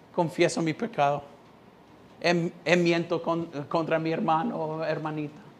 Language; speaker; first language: Spanish; non-native, fluent; English